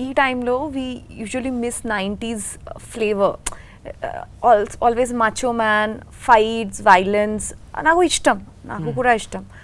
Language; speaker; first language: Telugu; non-native, learner; Bangla